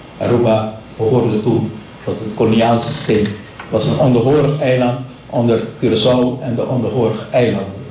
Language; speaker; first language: Dutch; non-native, local second language; Papiamento